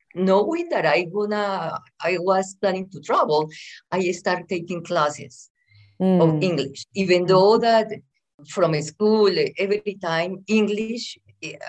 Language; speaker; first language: English; non-native, fluent; Spanish